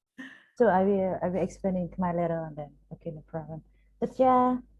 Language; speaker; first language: English; non-native, fluent; Khmer